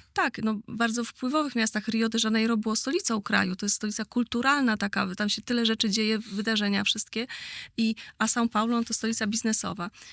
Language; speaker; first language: Polish; native; Polish